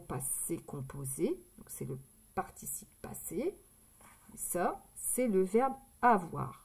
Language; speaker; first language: French; native; French